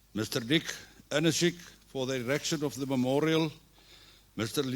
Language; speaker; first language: English; non-native, local second language; Afrikaans